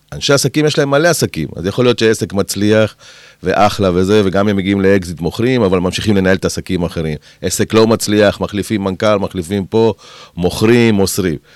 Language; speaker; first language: Hebrew; early bilingual, other home language; Spanish